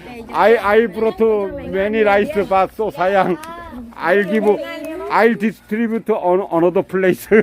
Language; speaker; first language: English; non-native, learner; Korean